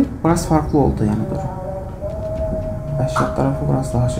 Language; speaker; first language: Turkish; non-native, learner; Arabic